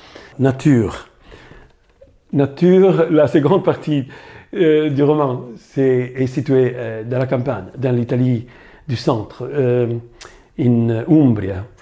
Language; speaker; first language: French; non-native, fluent; Italian